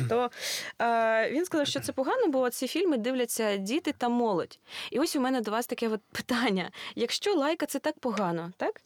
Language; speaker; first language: Ukrainian; non-native, local second language; Russian